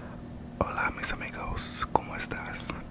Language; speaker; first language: Spanish; non-native, learner; English